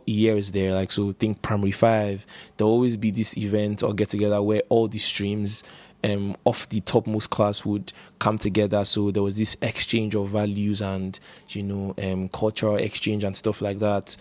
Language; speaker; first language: English; non-native, local second language; Igbo